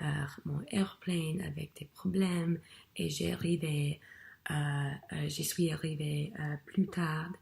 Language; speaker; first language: French; non-native, learner; English